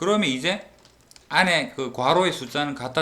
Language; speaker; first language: Korean; native; Korean